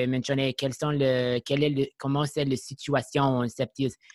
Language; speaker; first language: French; non-native, learner; English